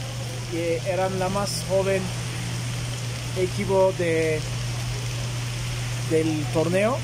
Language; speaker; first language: Spanish; non-native, fluent; Turkish